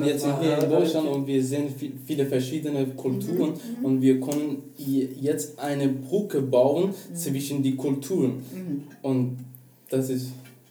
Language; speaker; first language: German; non-native, learner; Persian